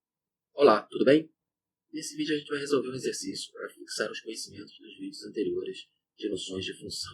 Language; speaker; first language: Portuguese; native; Portuguese